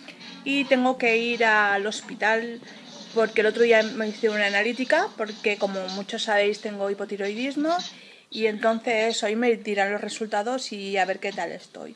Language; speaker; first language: Spanish; native; Spanish